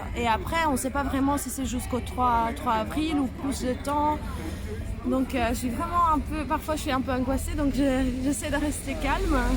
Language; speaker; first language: French; non-native, fluent; Italian